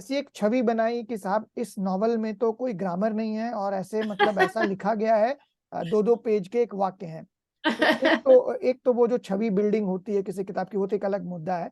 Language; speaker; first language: Hindi; native; Hindi